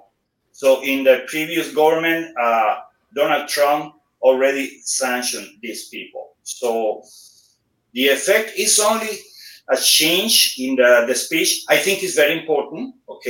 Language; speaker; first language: English; non-native, fluent; Spanish